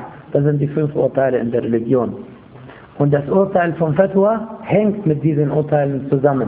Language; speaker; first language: German; non-native, fluent; Arabic